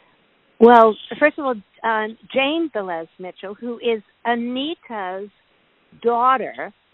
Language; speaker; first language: English; native; English